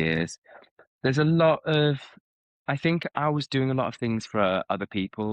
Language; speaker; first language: English; native; English